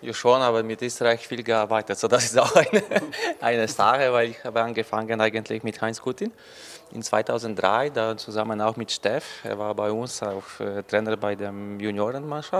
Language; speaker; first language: German; non-native, learner; Polish